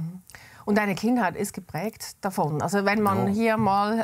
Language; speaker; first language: German; native; German